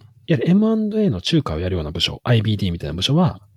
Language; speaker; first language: Japanese; native; Japanese